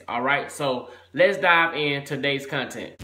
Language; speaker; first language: English; native; English